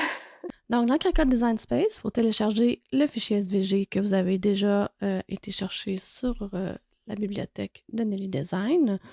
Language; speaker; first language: French; native; French